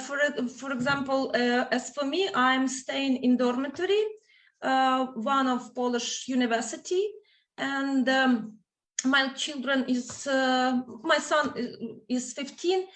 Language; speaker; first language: English; non-native, fluent; Ukrainian